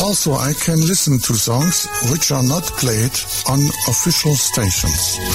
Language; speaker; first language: English; non-native, fluent; German